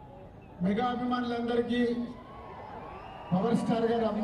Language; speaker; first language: Telugu; native; Telugu